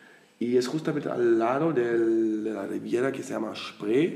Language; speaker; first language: Spanish; non-native, fluent; German